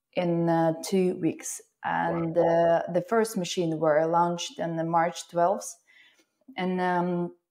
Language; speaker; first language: English; non-native, fluent; Ukrainian